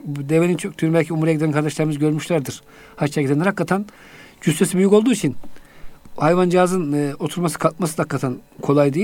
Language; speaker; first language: Turkish; native; Turkish